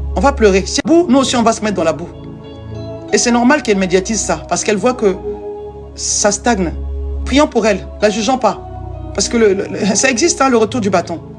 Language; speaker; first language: French; non-native, local second language; Lingala